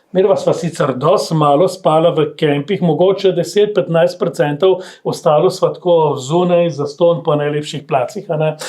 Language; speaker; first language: Slovenian; native; Slovenian